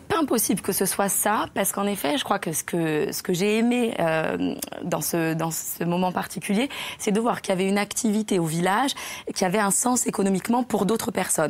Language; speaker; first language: French; native; French